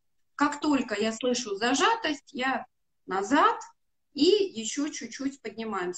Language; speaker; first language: Russian; native; Russian